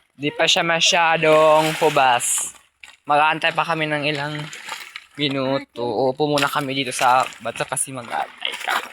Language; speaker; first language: Filipino; non-native, local second language; Cebuano